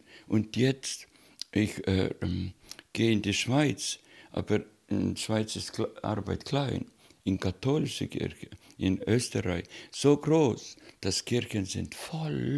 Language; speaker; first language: German; non-native, learner; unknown